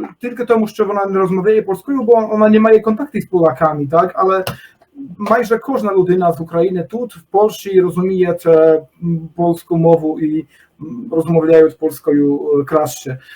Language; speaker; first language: Polish; non-native, learner; Ukrainian